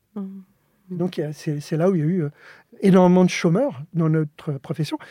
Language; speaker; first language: French; early bilingual, other home language; Spanish